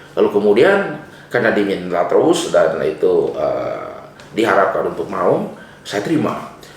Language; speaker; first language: Indonesian; non-native, local second language; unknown